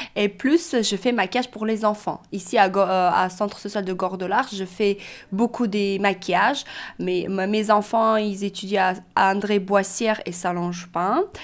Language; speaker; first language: French; non-native, learner; Russian